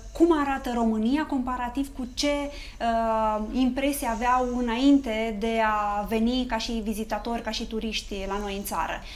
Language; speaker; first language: Romanian; native; Romanian